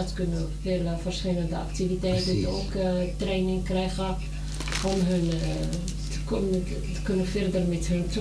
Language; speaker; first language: Dutch; non-native, learner; Arabic